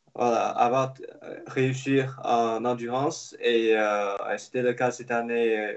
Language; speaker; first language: French; non-native, fluent; Chinese